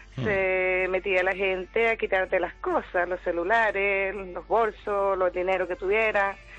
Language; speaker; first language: Spanish; native; Spanish